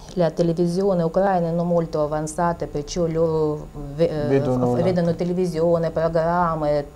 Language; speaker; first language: Italian; non-native, learner; Ukrainian